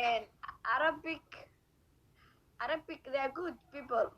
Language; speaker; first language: English; non-native, learner; Somali